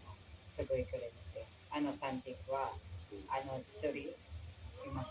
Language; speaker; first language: Japanese; non-native, learner; Filipino